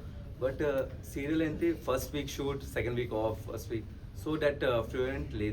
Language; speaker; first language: Telugu; non-native, learner; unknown